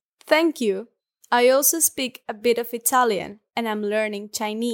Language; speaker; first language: English; non-native, learner; Spanish